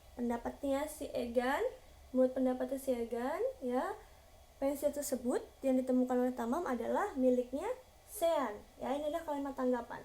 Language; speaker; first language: Indonesian; native; Indonesian